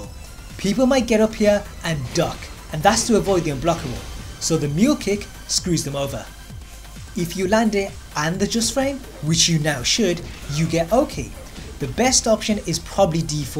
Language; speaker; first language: English; native; English